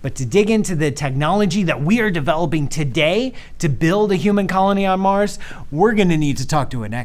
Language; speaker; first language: English; native; English